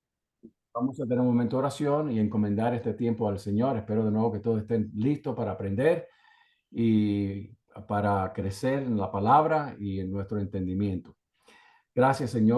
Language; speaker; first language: Spanish; native; Spanish